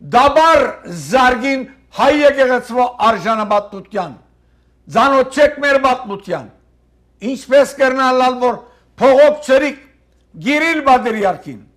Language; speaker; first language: Armenian; early bilingual, heritage; Armenian